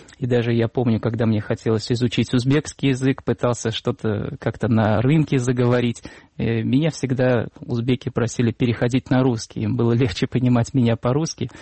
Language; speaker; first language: Russian; native; Russian